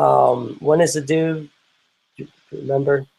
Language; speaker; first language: English; non-native, fluent; Swedish